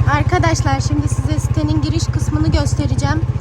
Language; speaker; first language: Turkish; native; Turkish